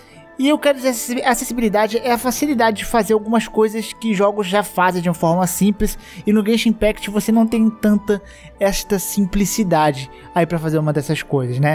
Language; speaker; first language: Portuguese; native; Portuguese